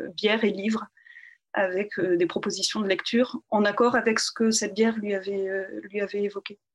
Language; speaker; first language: French; native; French